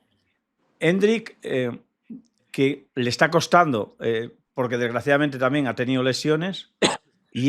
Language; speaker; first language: Spanish; native; Spanish